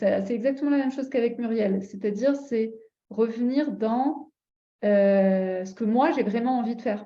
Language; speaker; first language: French; native; French